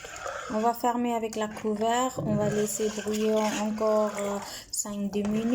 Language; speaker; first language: French; non-native, learner; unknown